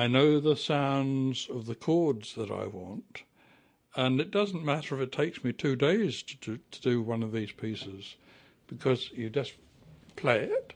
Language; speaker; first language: English; native; English